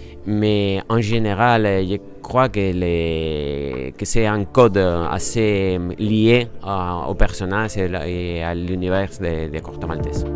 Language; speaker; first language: French; non-native, fluent; Spanish